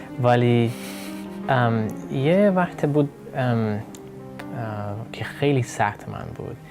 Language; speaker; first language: Persian; non-native, learner; Lithuanian